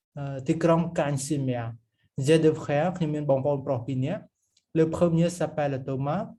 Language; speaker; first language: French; non-native, fluent; Khmer